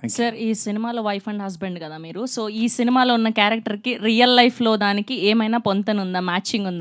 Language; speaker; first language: Telugu; native; Telugu